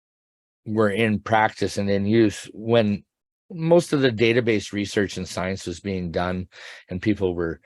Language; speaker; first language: English; native; English